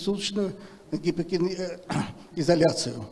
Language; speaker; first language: Russian; native; Russian